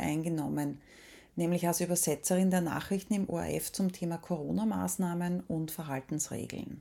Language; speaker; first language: German; native; German